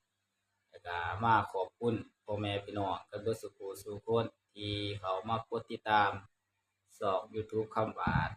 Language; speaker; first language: Thai; non-native, local second language; Lao